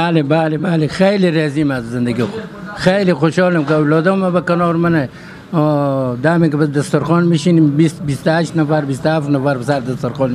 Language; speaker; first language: Persian; native; Persian